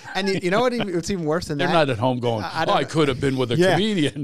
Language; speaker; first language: English; native; English